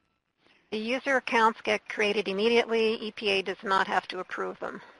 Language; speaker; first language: English; native; English